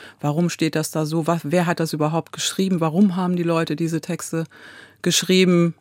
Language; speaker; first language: German; native; German